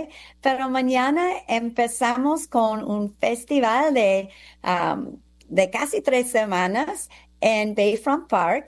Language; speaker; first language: Spanish; non-native, fluent; English